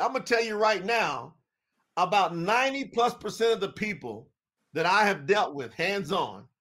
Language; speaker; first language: English; native; English